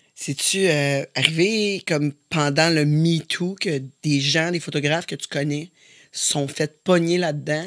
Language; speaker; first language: French; native; French